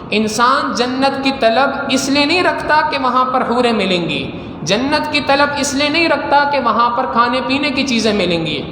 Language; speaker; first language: Urdu; native; Urdu